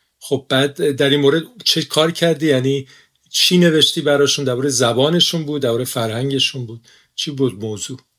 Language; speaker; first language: Persian; native; Persian